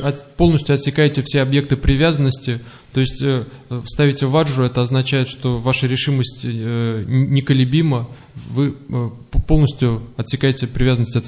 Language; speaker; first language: Russian; native; Russian